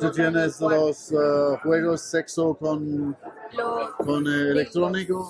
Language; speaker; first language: Spanish; non-native, learner; German